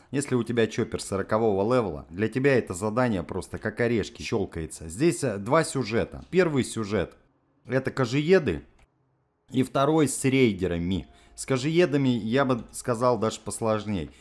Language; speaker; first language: Russian; native; Russian